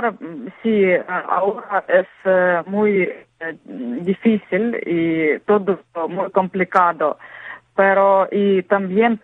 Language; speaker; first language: Spanish; non-native, learner; Ukrainian